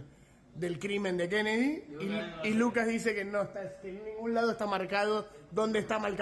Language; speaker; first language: Spanish; native; Spanish